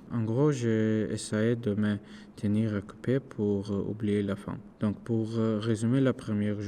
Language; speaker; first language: French; non-native, learner; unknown